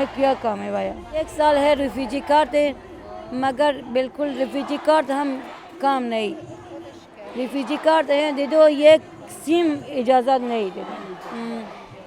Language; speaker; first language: Hindi; non-native, learner; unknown